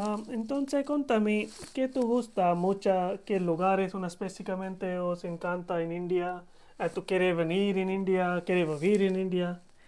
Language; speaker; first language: Spanish; non-native, learner; Hindi